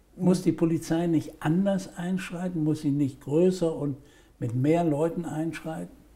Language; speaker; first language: German; native; German